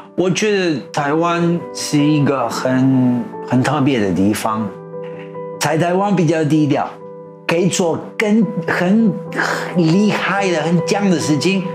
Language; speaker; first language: Chinese; non-native, learner; Spanish